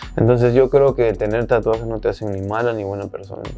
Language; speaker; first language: Spanish; early bilingual, heritage; Spanish